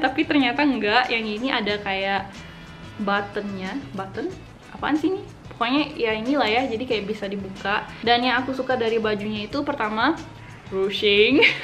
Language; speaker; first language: Indonesian; early bilingual, heritage; Indonesian